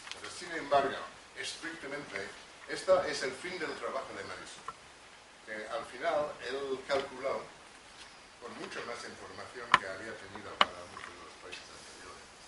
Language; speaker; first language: Spanish; non-native, fluent; English